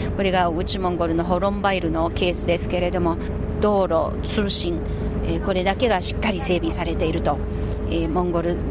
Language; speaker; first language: Japanese; non-native, fluent; Chinese